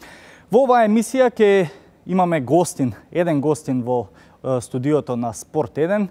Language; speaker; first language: Macedonian; native; Macedonian